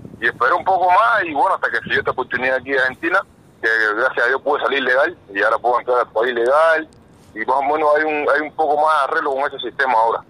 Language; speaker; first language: Spanish; native; Spanish